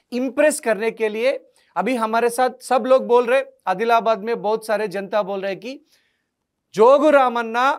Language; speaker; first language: Hindi; non-native, local second language; Telugu